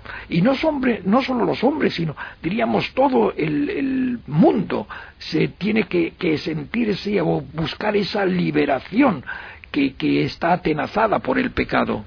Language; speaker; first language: Spanish; native; Spanish